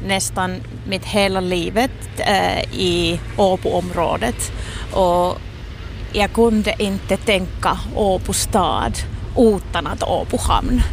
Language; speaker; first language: Swedish; non-native, local second language; Finnish